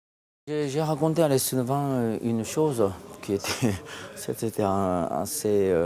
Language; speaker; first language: French; non-native, fluent; Japanese